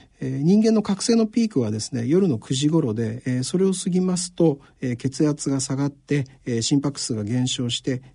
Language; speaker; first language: Japanese; native; Japanese